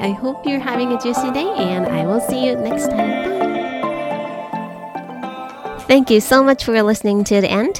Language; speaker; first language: English; non-native, fluent; Japanese